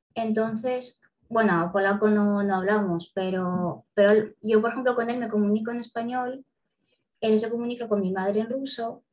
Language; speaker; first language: Spanish; early bilingual, other home language; Russian